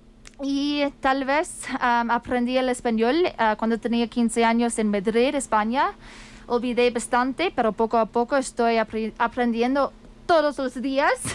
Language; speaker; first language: Spanish; non-native, fluent; English